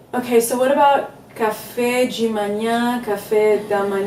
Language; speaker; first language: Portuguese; non-native, fluent; English